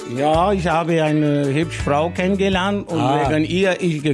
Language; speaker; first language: German; non-native, learner; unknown